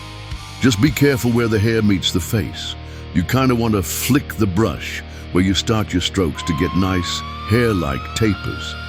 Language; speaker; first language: English; native; English